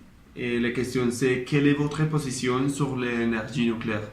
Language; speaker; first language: French; non-native, learner; Spanish